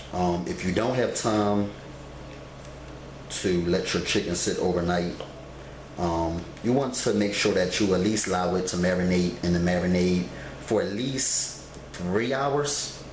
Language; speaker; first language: English; native; English